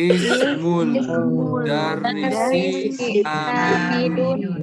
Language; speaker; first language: Arabic; non-native, learner; Indonesian